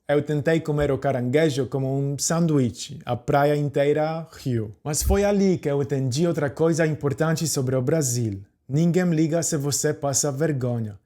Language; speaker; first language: Portuguese; non-native, fluent; Polish